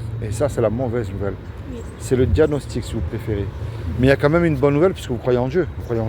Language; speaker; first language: French; native; French